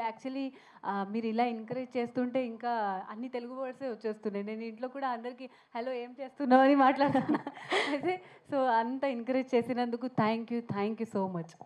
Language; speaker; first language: Telugu; non-native, learner; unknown